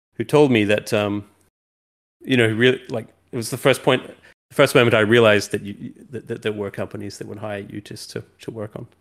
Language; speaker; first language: English; native; English